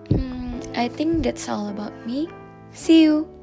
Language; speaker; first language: English; non-native, learner; Minangkabau